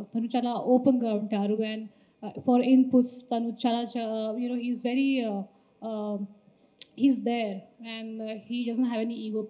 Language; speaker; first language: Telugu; non-native, fluent; Hindi